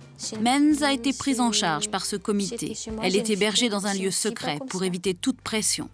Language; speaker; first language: French; native; French